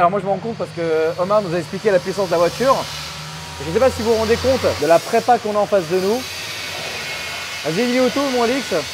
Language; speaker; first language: French; native; French